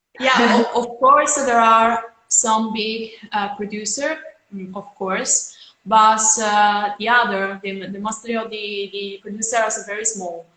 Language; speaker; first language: English; non-native, fluent; Italian